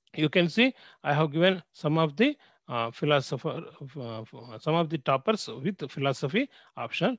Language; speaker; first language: English; non-native, local second language; Telugu